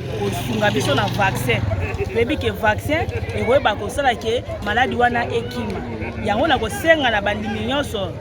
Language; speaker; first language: Lingala; native; Lingala